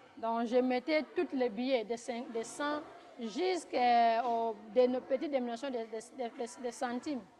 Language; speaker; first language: French; non-native, local second language; Lingala